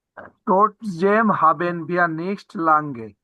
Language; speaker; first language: German; non-native, learner; Bangla